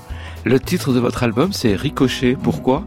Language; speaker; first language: French; native; French